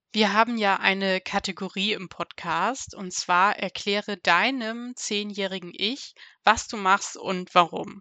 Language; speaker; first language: German; native; German